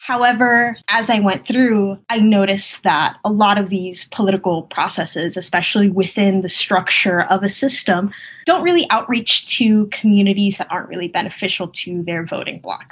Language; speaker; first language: English; early bilingual, other home language; Spanish